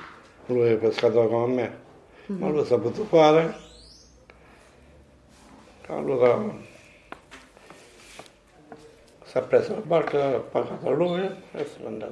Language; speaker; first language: Italian; non-native, learner; Maltese